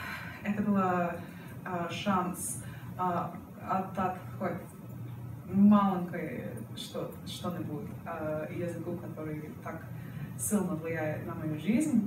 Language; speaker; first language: Russian; non-native, learner; English